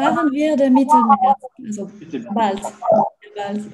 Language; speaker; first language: German; non-native, learner; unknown